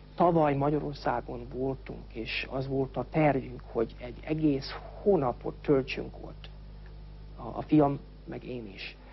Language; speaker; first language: Hungarian; non-native, fluent; English